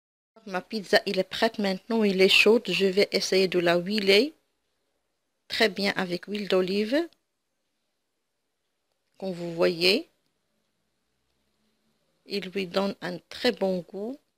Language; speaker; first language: French; non-native, local second language; Arabic